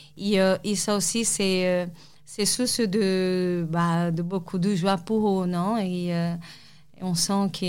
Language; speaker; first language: French; non-native, fluent; Portuguese